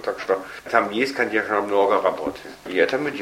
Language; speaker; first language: Russian; non-native, fluent; German